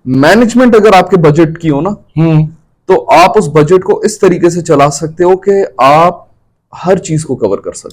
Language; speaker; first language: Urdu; non-native, local second language; Sindhi